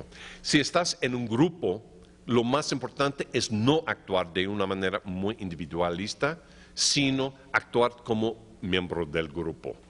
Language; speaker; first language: Spanish; non-native, fluent; English